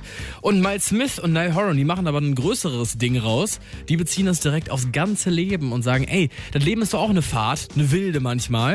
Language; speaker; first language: German; native; German